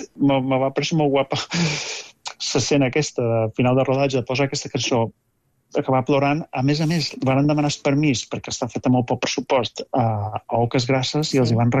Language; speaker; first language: Catalan; native; Catalan